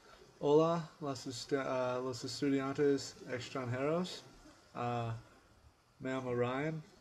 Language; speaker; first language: Spanish; non-native, learner; English